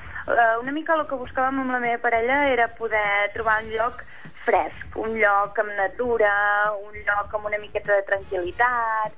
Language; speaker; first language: Catalan; native; Catalan